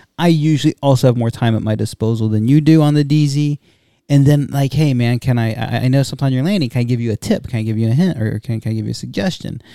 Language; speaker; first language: English; native; English